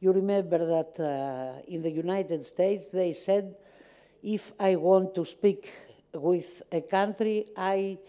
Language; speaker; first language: English; non-native, fluent; Greek